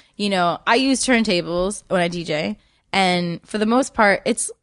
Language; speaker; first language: English; native; English